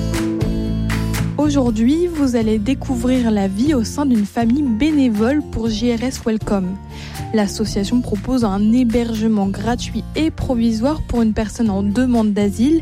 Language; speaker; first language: French; native; French